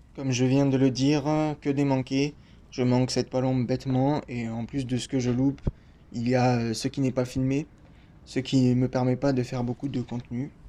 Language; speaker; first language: French; native; French